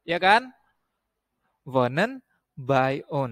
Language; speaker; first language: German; non-native, learner; Indonesian